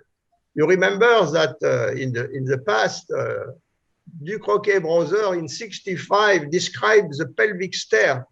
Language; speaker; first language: English; non-native, fluent; French